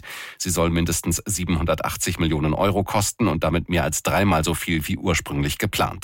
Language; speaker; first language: German; native; German